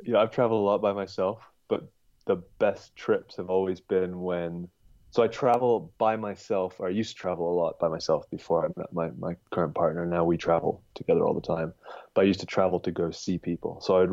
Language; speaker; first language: English; native; English